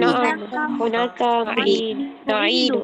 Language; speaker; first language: Arabic; non-native, learner; Indonesian